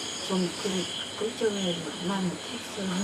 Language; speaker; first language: Korean; non-native, learner; Vietnamese